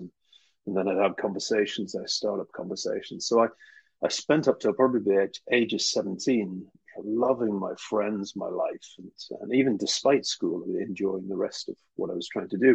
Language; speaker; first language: English; native; English